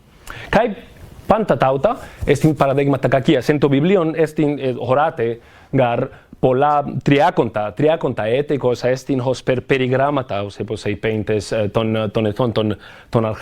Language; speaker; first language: Greek; non-native, fluent; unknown